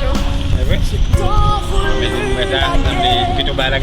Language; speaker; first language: French; non-native, learner; Haitian Creole